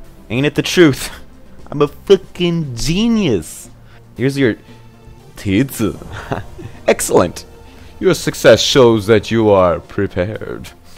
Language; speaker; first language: English; native; English